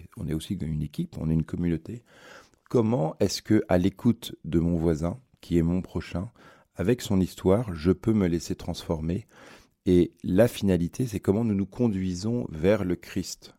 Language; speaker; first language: French; native; French